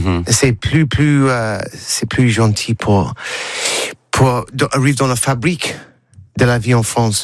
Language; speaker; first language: French; non-native, learner; English